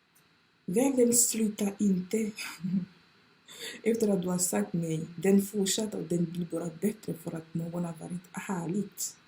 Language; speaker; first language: Swedish; non-native, fluent; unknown